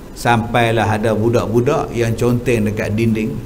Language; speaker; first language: Malay; native; Malay